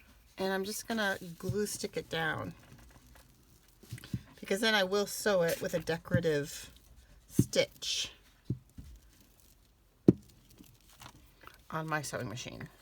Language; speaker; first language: English; native; English